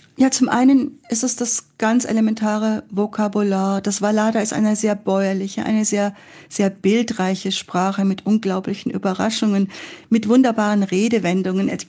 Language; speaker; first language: German; native; German